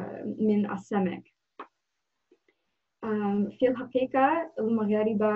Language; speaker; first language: Arabic; non-native, learner; English